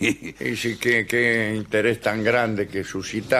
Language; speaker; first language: Spanish; native; Spanish